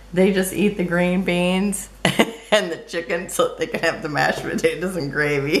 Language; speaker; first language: English; native; English